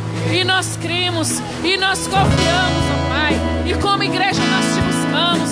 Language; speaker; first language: Portuguese; native; Portuguese